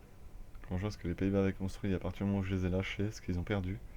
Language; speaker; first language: French; native; French